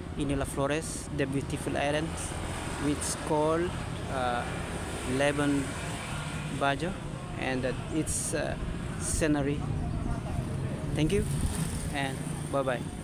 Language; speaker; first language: English; non-native, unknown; Indonesian